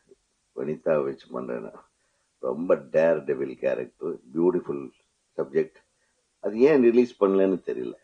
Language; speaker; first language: Tamil; native; Tamil